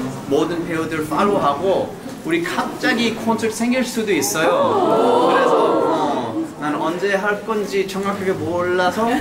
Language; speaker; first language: Korean; early bilingual, heritage; English